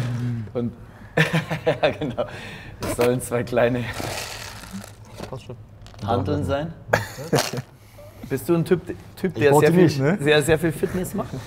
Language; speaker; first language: German; native; German